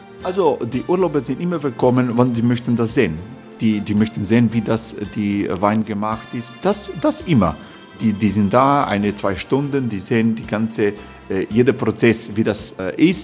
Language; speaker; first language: German; non-native, learner; Croatian